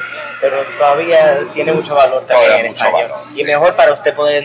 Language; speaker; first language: Spanish; early bilingual, heritage; English